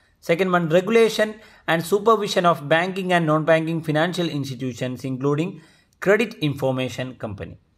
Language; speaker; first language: English; non-native, local second language; Malayalam